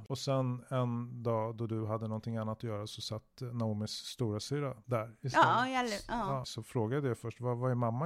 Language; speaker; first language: Swedish; native; Swedish